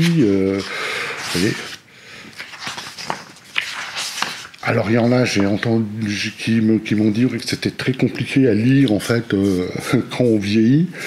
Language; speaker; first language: French; native; French